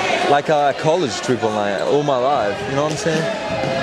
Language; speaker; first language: English; non-native, fluent; Italian